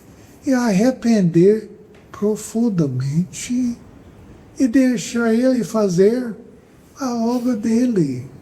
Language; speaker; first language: Portuguese; non-native, fluent; English